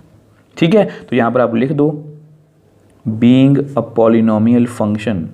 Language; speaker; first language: Hindi; native; Hindi